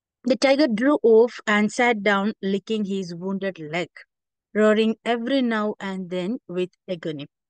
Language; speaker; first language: English; non-native, local second language; Malayalam